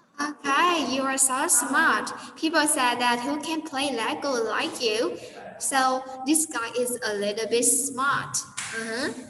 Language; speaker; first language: English; non-native, fluent; Vietnamese